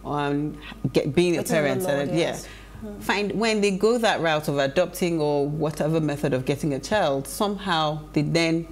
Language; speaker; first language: English; non-native, local second language; Yoruba